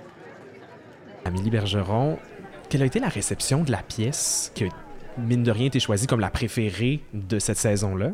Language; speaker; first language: French; native; French